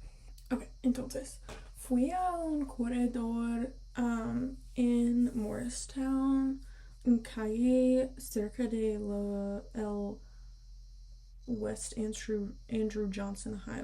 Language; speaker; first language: Spanish; early bilingual, heritage; Spanish